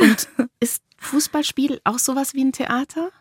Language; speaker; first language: German; native; German